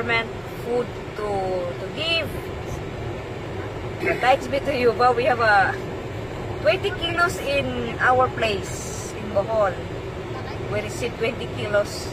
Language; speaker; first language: English; non-native, local second language; Cebuano